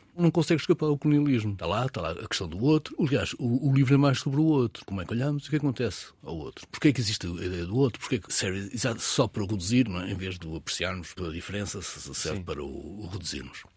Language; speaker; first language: Portuguese; native; Portuguese